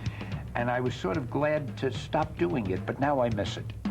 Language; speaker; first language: English; native; English